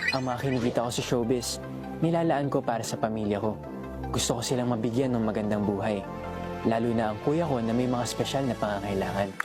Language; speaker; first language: Filipino; native; Filipino